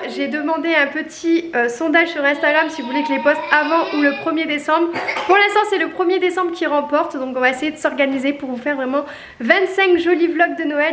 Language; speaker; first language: French; native; French